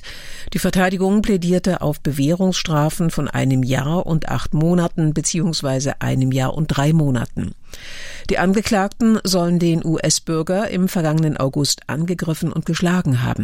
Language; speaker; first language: German; native; German